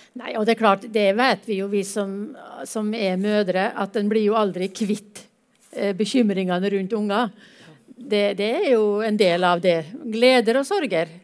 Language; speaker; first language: Norwegian; native; Norwegian